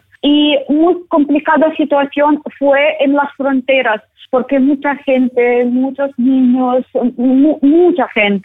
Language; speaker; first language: Spanish; non-native, learner; Ukrainian